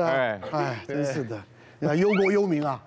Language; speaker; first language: Chinese; native; Chinese